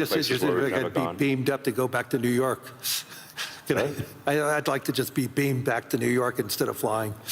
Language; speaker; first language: English; native; English